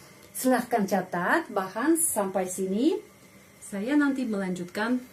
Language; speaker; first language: Indonesian; non-native, fluent; Russian